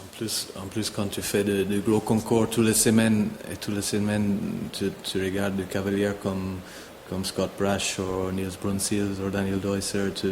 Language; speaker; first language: French; non-native, fluent; English